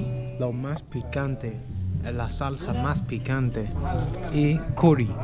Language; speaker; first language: Spanish; non-native, learner; English